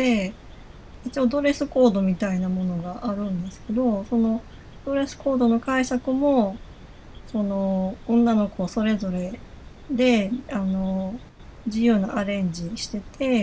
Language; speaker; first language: Japanese; native; Japanese